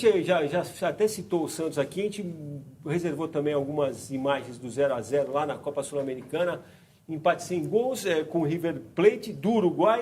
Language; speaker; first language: Portuguese; native; Portuguese